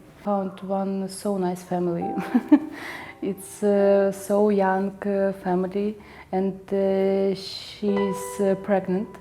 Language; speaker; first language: English; non-native, learner; Ukrainian